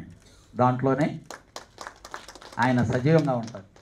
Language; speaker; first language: Telugu; native; Telugu